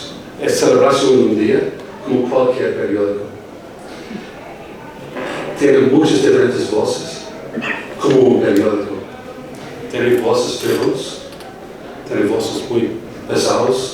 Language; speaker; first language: Spanish; non-native, fluent; English